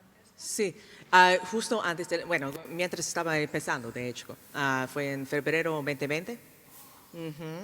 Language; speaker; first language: Spanish; non-native, fluent; English